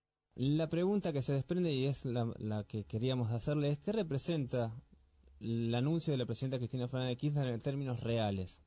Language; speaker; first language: Spanish; native; Spanish